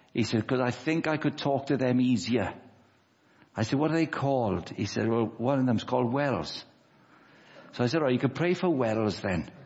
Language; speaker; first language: English; native; English